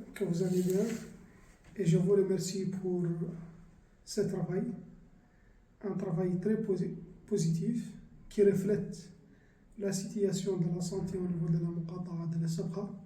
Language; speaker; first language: French; non-native, local second language; Arabic